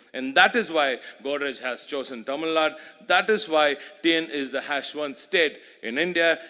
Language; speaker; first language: English; non-native, local second language; Tamil